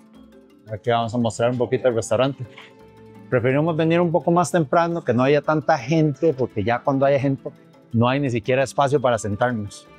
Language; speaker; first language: Spanish; early bilingual, other home language; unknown